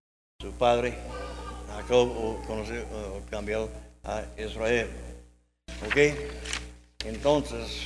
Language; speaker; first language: Spanish; non-native, learner; English